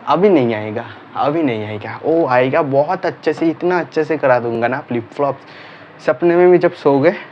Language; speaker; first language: Hindi; non-native, local second language; Bangla